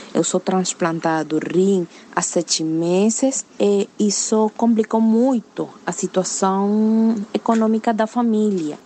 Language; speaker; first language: Portuguese; non-native, learner; Spanish